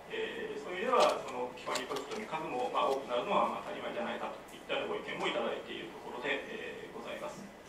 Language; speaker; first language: Japanese; native; Japanese